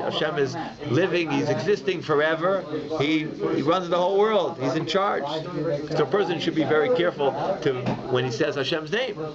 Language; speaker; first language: English; native; English